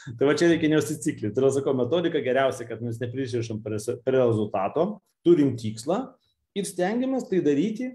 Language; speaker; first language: Lithuanian; non-native, local second language; Russian